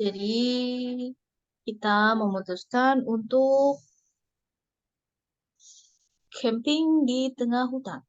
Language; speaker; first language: Indonesian; non-native, learner; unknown